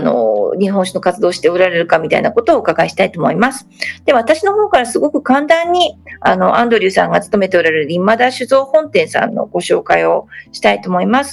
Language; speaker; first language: Japanese; native; Japanese